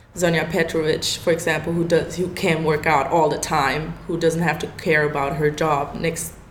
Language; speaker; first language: English; non-native, fluent; German